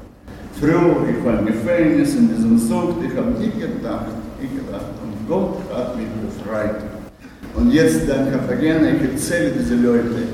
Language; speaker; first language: German; non-native, learner; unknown